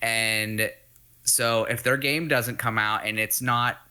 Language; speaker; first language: English; native; English